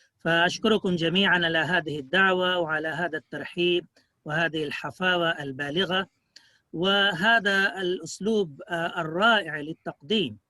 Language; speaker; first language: Arabic; non-native, fluent; Urdu